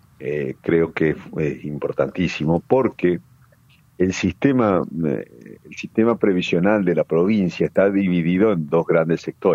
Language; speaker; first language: Spanish; native; Spanish